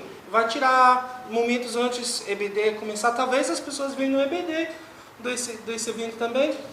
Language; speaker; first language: Portuguese; non-native, fluent; English